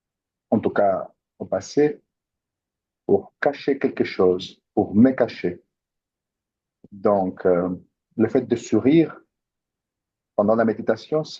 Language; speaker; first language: French; non-native, fluent; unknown